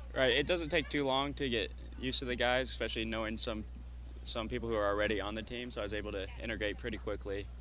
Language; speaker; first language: English; native; English